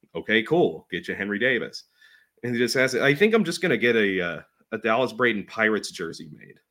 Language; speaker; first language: English; native; English